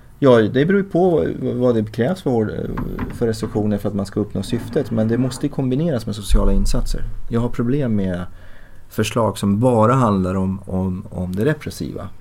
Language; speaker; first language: Swedish; early bilingual, other home language; Persian